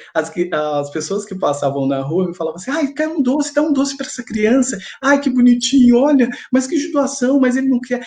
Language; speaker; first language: Portuguese; native; Portuguese